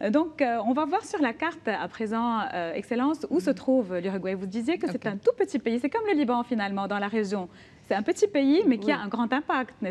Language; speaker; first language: French; non-native, local second language; Arabic